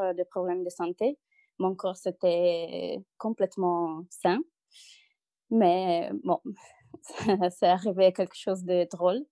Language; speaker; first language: French; non-native, learner; Italian